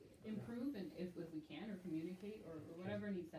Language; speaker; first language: English; native; English